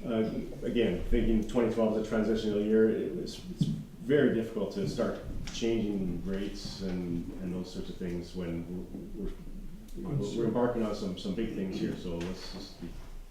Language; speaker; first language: English; native; English